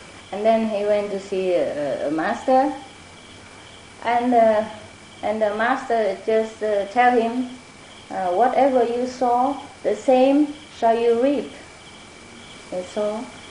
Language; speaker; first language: English; non-native, fluent; Vietnamese